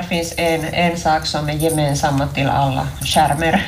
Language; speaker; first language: Swedish; non-native, local second language; Finnish